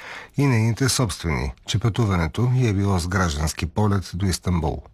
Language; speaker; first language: Bulgarian; native; Bulgarian